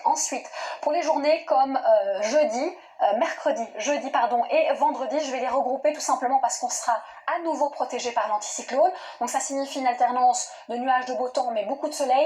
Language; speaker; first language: French; native; French